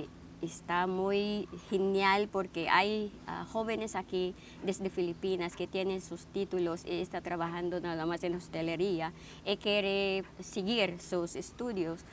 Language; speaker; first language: Spanish; non-native, fluent; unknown